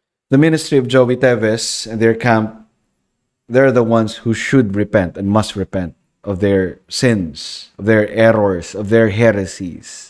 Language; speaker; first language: English; non-native, local second language; Filipino